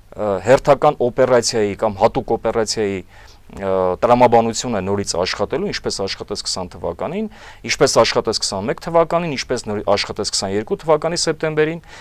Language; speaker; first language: Armenian; native; Armenian